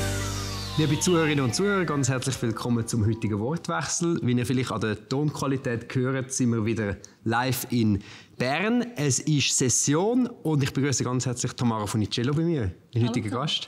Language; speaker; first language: German; native; German